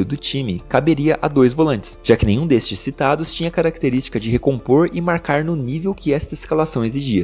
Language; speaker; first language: Portuguese; native; Portuguese